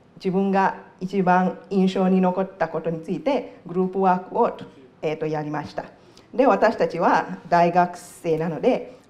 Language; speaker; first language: Japanese; non-native, fluent; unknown